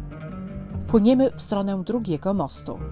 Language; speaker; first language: Polish; native; Polish